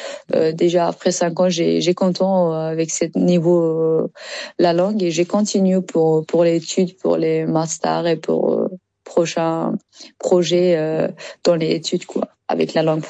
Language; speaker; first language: French; non-native, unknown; Persian